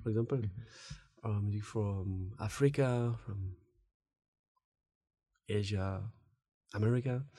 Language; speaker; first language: English; non-native, learner; French